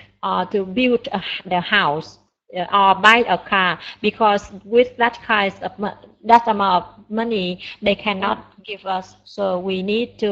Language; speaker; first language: English; non-native, learner; Vietnamese